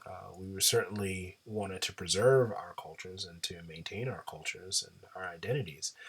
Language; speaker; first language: English; native; English